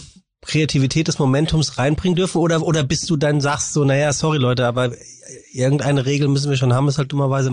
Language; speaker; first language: German; native; German